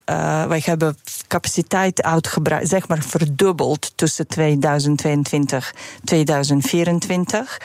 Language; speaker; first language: Dutch; non-native, fluent; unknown